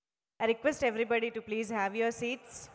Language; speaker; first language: Telugu; native; Telugu